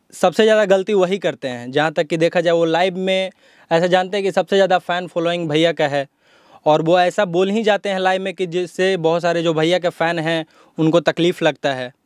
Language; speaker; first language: Hindi; native; Hindi